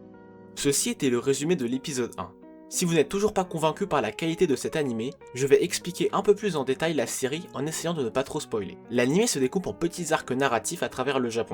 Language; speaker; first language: French; native; French